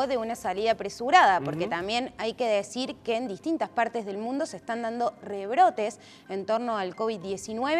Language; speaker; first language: Spanish; native; Spanish